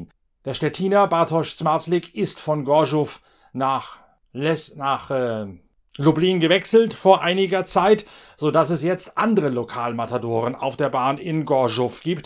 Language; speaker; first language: German; native; German